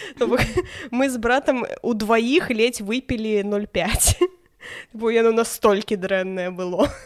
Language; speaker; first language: Belarusian; non-native, local second language; Russian